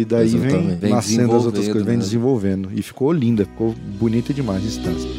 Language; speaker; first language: Portuguese; native; Portuguese